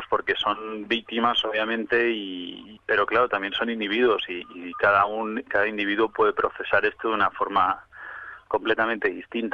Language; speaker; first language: Spanish; native; Spanish